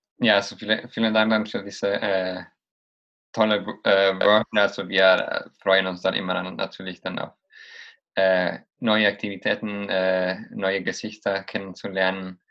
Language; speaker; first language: German; non-native, fluent; Spanish